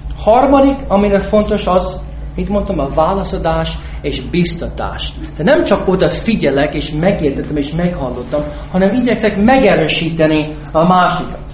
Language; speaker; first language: Hungarian; non-native, fluent; English